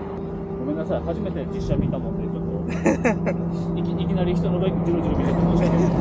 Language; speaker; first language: Japanese; native; Japanese